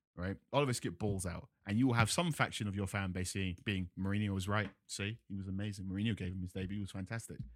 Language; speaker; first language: English; native; English